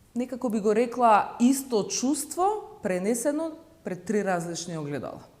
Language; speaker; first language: Macedonian; native; Macedonian